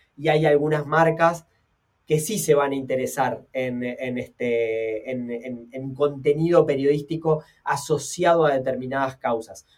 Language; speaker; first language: Spanish; native; Spanish